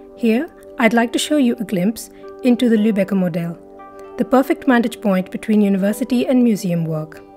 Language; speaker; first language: English; non-native, local second language; Marathi